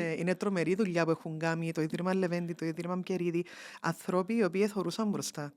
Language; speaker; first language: Greek; early bilingual, heritage; Greek